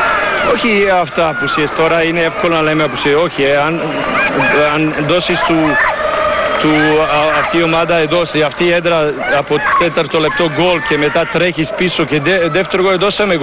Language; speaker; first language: Greek; non-native, learner; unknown